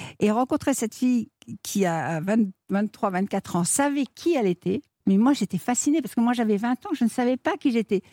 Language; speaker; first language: French; native; French